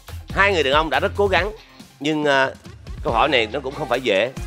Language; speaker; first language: Vietnamese; native; Vietnamese